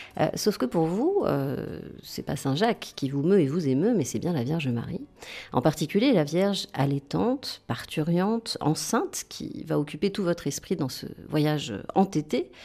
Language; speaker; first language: French; native; French